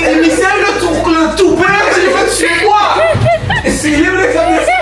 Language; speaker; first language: French; native; French